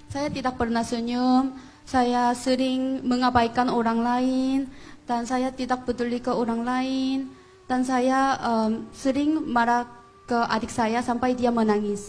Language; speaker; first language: Indonesian; non-native, fluent; Korean